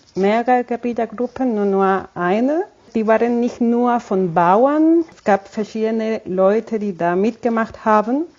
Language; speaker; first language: German; non-native, fluent; Spanish